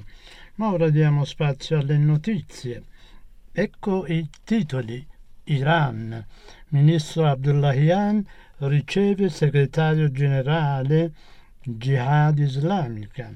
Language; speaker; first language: Italian; non-native, fluent; Persian